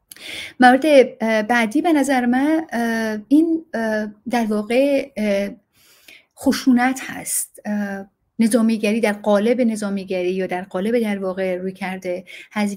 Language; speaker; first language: Persian; native; Persian